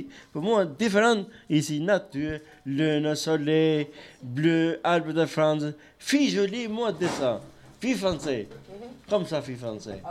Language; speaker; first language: French; non-native, learner; Albanian